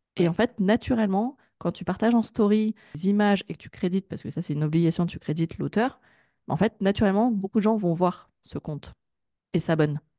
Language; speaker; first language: French; native; French